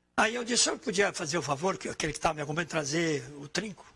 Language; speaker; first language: Portuguese; native; Portuguese